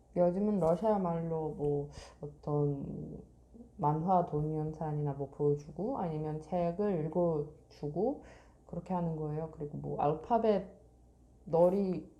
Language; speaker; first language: Korean; non-native, fluent; Russian